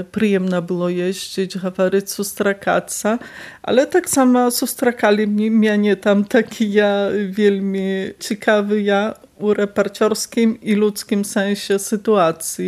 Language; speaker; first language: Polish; non-native, local second language; Belarusian